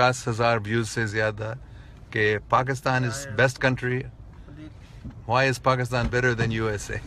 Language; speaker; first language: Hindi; non-native, local second language; English